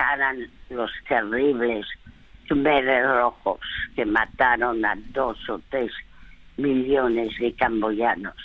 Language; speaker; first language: Spanish; early bilingual, other home language; French